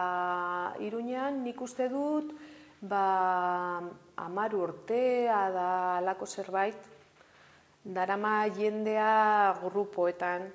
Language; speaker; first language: Basque; non-native, local second language; Spanish